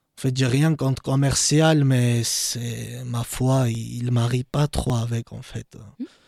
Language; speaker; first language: French; non-native, learner; Georgian